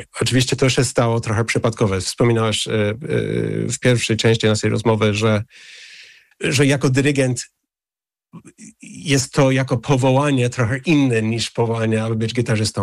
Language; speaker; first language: Polish; non-native, fluent; English